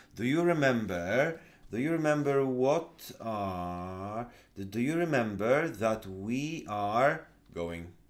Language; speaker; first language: English; non-native, fluent; Polish